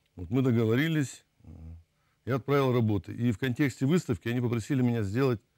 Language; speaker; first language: Russian; native; Russian